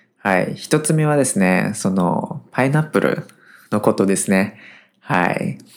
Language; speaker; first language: Japanese; native; Japanese